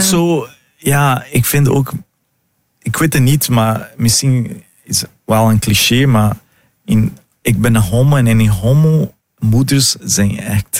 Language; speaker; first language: Dutch; non-native, learner; Portuguese